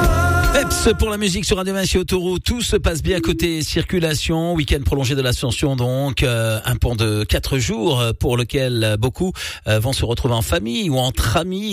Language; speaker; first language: French; native; French